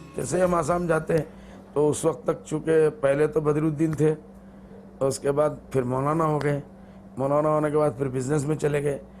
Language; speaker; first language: Hindi; non-native, local second language; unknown